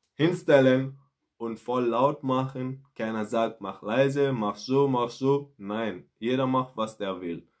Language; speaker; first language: German; non-native, fluent; Mandingo